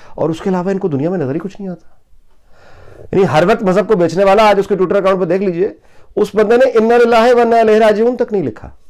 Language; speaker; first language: Urdu; native; Urdu